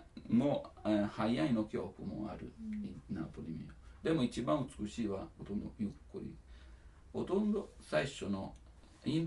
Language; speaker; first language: Japanese; non-native, learner; Italian